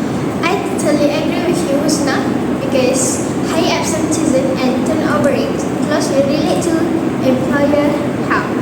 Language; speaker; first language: English; non-native, learner; Malay